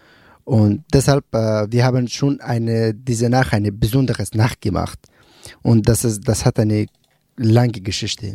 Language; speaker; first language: German; non-native, learner; Persian